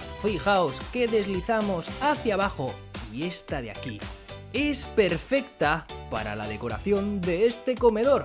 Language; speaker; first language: Spanish; native; Spanish